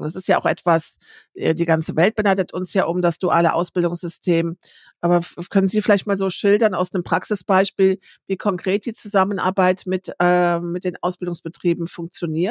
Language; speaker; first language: German; native; German